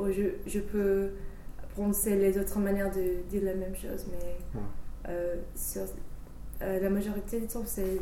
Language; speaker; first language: French; non-native, fluent; English